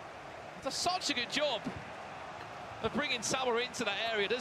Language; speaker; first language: English; native; English